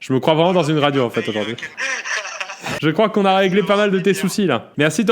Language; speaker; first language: French; native; French